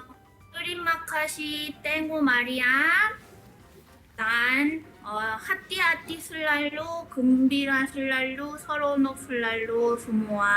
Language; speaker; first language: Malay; non-native, learner; Korean